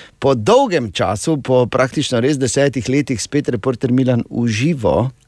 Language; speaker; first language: Slovenian; native; Slovenian